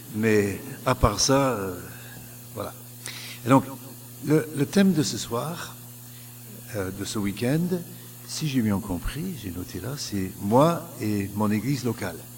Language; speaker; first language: French; non-native, fluent; English